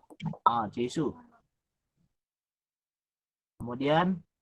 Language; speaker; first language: Indonesian; native; Indonesian